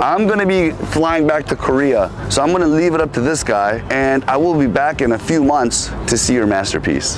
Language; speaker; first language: English; early bilingual, other home language; Korean